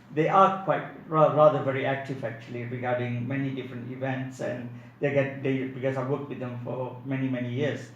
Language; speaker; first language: English; non-native, local second language; Tamil